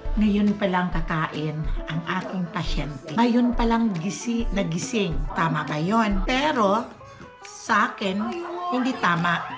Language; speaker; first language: Filipino; non-native, local second language; Cebuano